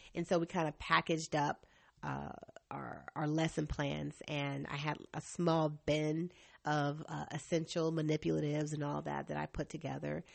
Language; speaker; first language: English; native; English